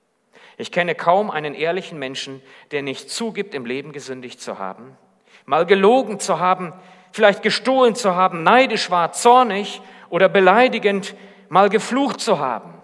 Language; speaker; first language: German; native; German